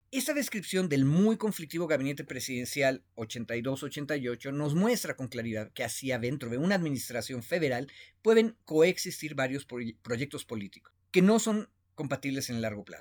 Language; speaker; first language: Spanish; native; Spanish